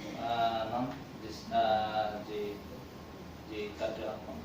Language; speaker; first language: French; non-native, learner; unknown